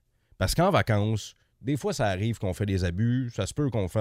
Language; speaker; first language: French; native; French